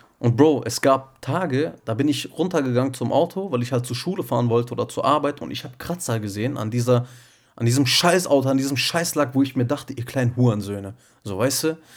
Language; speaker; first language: German; early bilingual, other home language; Turkish